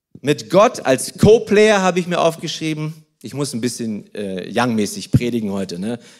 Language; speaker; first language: German; early bilingual, other home language; Russian